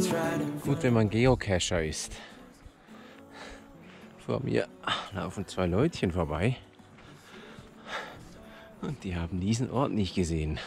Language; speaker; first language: German; native; German